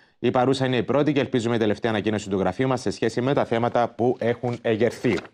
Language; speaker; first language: Greek; native; Greek